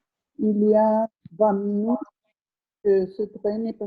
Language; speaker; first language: French; non-native, learner; Spanish